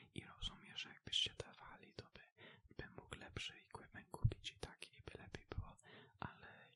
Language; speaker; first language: Polish; early bilingual, heritage; Polish